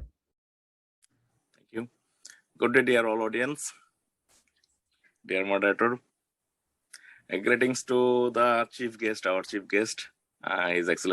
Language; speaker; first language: English; non-native, learner; Bangla